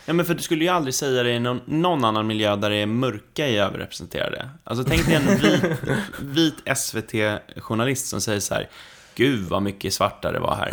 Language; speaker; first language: Swedish; native; Swedish